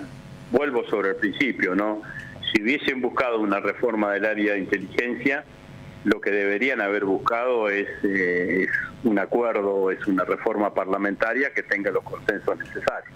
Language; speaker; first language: Spanish; native; Spanish